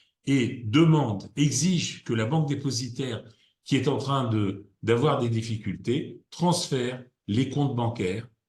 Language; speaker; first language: French; native; French